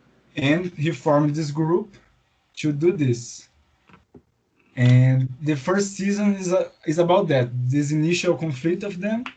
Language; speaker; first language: English; non-native, fluent; Portuguese